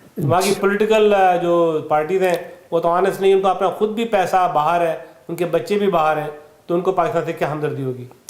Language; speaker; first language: Urdu; native; Urdu